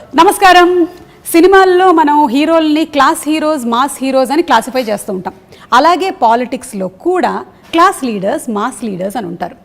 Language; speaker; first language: Telugu; non-native, local second language; Malayalam